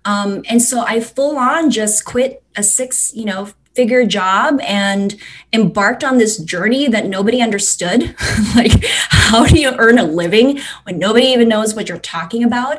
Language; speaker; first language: English; non-native, local second language; Cantonese